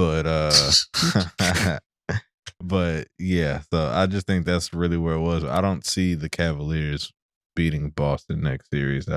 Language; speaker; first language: English; native; English